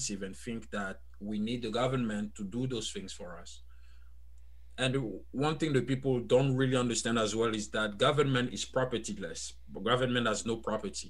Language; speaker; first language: English; non-native, fluent; French